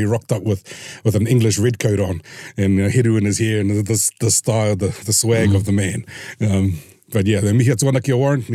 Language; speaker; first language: English; native; English